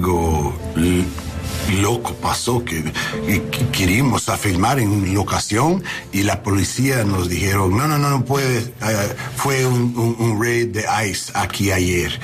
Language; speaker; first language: Spanish; non-native, learner; English